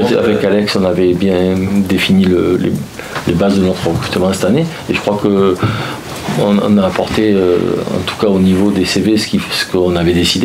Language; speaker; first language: French; native; French